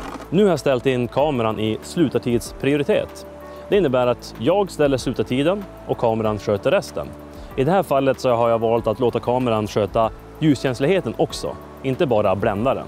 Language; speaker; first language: Swedish; native; Swedish